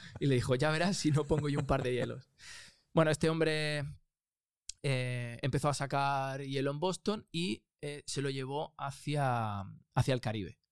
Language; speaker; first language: Spanish; native; Spanish